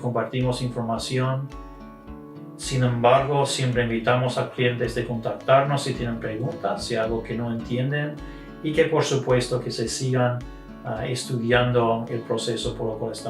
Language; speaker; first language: Spanish; non-native, fluent; English